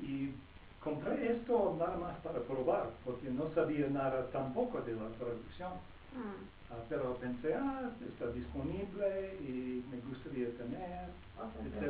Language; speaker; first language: Spanish; non-native, fluent; English